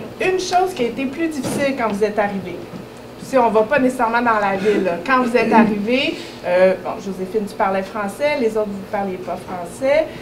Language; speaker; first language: French; native; French